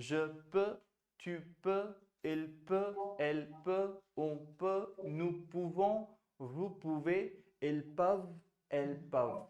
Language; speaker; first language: French; non-native, fluent; Hindi